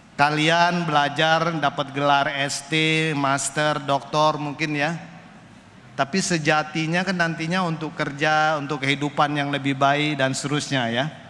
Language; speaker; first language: Indonesian; native; Indonesian